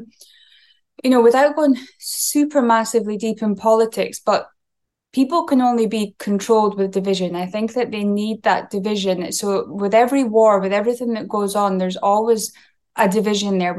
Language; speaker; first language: English; native; English